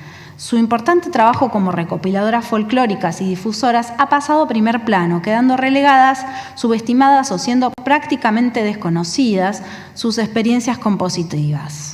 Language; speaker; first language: Spanish; native; Spanish